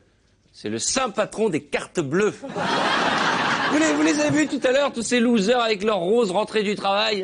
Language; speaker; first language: French; native; French